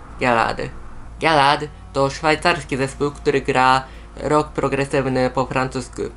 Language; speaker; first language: Polish; non-native, fluent; Japanese